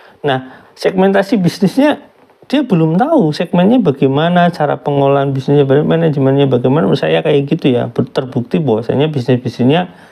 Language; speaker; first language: Indonesian; native; Indonesian